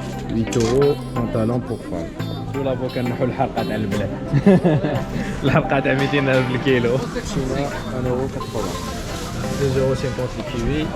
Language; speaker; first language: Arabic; native; Arabic